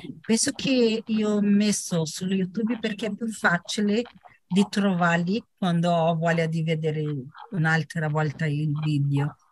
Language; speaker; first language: Italian; non-native, fluent; Portuguese